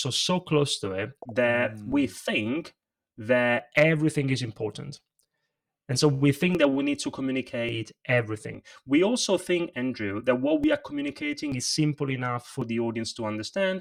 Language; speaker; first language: English; non-native, fluent; Italian